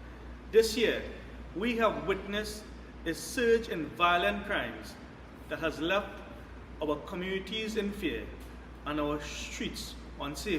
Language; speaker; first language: English; native; English